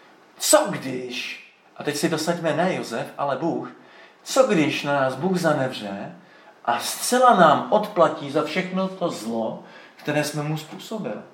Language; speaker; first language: Czech; native; Czech